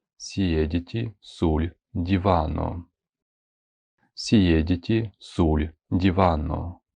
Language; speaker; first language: Italian; non-native, fluent; Ukrainian